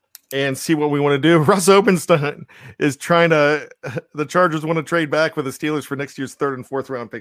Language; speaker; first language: English; native; English